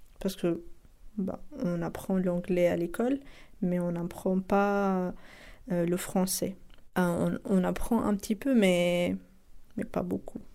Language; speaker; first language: French; non-native, local second language; Arabic